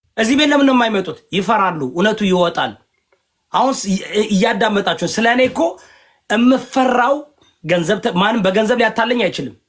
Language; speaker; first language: Amharic; early bilingual, heritage; Amharic